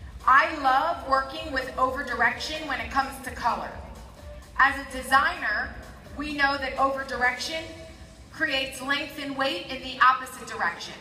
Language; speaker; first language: English; native; English